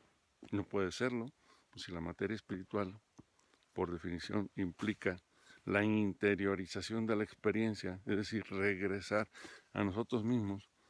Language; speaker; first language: Spanish; native; Spanish